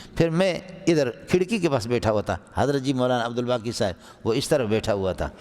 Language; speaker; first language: Urdu; non-native, local second language; Brahui